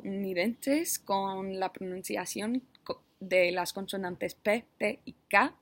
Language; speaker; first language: Spanish; non-native, learner; English